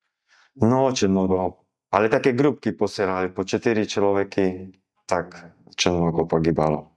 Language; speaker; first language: Russian; non-native, learner; Slovak